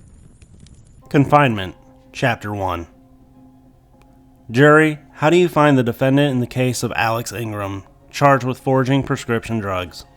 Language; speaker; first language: English; native; English